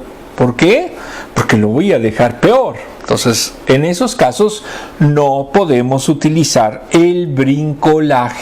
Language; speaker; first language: Spanish; native; Spanish